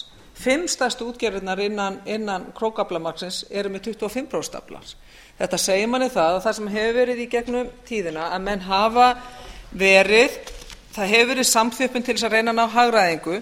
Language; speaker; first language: Icelandic; native; Icelandic